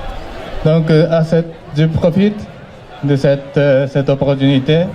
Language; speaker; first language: French; non-native, fluent; Japanese